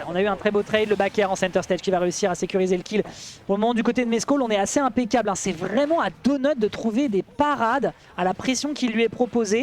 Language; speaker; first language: French; native; French